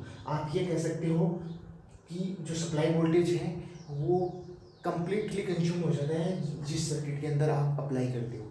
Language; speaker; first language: Hindi; native; Hindi